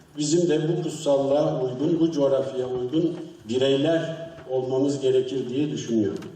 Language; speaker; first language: Turkish; native; Turkish